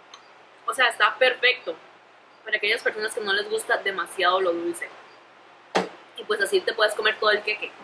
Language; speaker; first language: Spanish; early bilingual, other home language; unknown